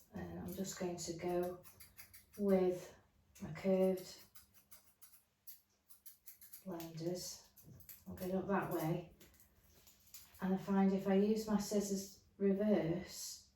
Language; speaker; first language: English; native; English